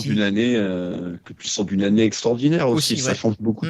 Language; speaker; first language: French; native; French